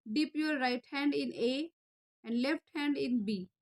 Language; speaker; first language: English; non-native, local second language; Marathi